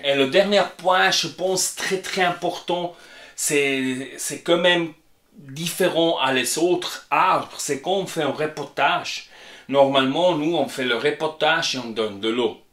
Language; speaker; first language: French; non-native, fluent; Spanish